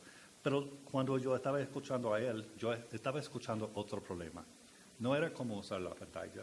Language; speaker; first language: Spanish; non-native, learner; English